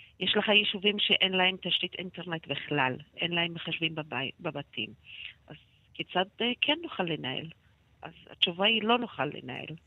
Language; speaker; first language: Hebrew; non-native, local second language; Arabic